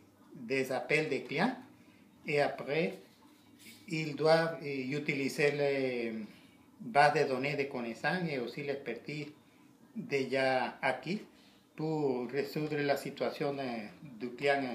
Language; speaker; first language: French; non-native, learner; Spanish